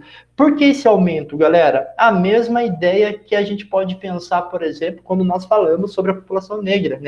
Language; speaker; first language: Portuguese; native; Portuguese